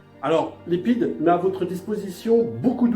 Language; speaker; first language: French; native; French